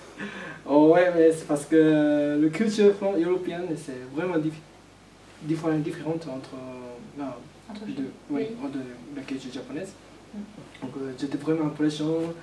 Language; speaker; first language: French; non-native, learner; Japanese